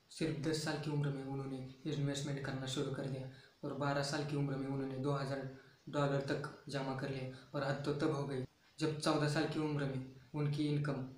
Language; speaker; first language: Hindi; non-native, local second language; Marathi